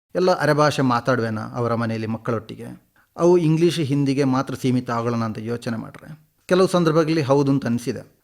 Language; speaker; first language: Kannada; native; Kannada